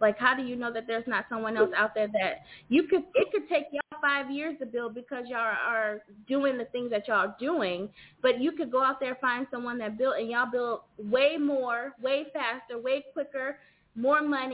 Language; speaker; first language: English; native; English